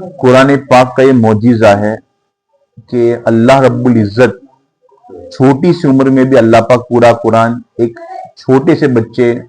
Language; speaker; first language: Urdu; non-native, local second language; Gujarati